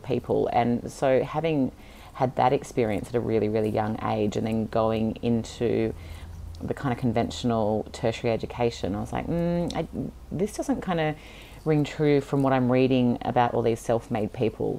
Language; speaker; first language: English; native; English